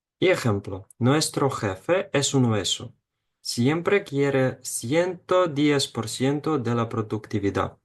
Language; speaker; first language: Spanish; non-native, fluent; Ukrainian